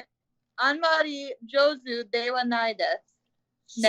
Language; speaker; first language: Japanese; non-native, learner; English